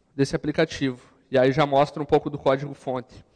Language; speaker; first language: Portuguese; native; Portuguese